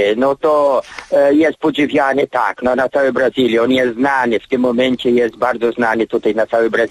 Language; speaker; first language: Polish; early bilingual, heritage; Polish